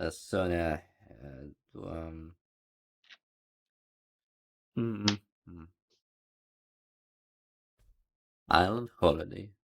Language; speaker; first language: English; non-native, learner; Ukrainian